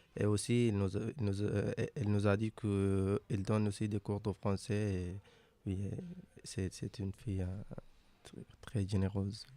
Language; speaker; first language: French; non-native, learner; Arabic